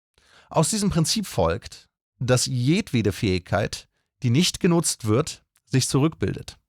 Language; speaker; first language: German; native; German